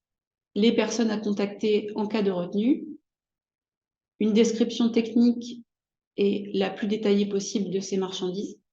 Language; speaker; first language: French; native; French